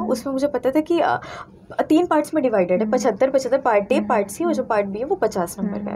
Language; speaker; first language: Hindi; native; Hindi